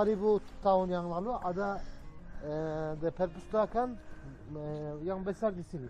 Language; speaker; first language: Indonesian; non-native, learner; Turkish